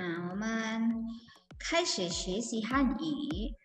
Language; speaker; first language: Chinese; non-native, fluent; Indonesian